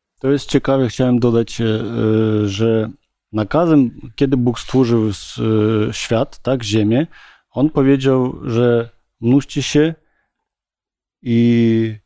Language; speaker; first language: Polish; non-native, learner; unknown